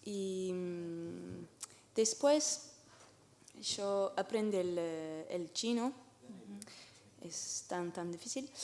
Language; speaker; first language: Spanish; non-native, learner; French